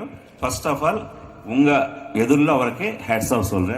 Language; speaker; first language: Tamil; non-native, fluent; Telugu